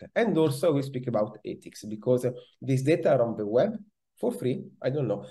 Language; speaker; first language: English; non-native, fluent; Italian